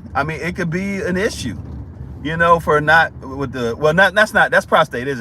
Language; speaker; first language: English; native; English